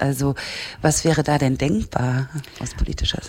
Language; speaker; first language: German; native; German